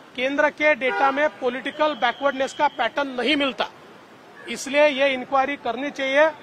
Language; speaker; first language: Hindi; non-native, local second language; Marathi